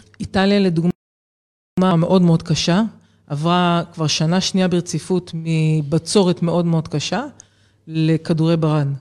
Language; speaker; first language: Hebrew; native; Hebrew